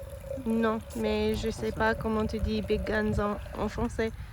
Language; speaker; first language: French; non-native, learner; English